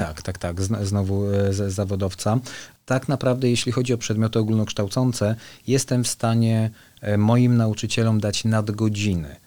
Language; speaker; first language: Polish; native; Polish